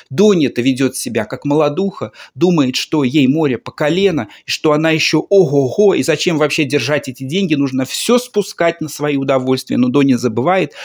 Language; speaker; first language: Russian; native; Russian